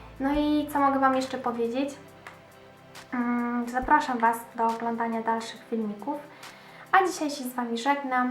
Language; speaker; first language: Polish; native; Polish